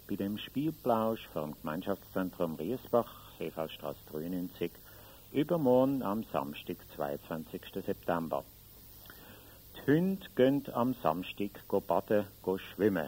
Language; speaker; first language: German; native; German